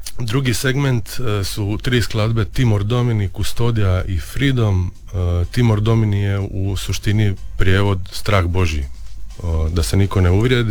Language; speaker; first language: Serbian; native; Serbian